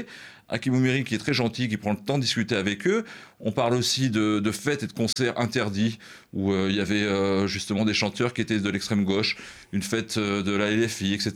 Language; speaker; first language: French; native; French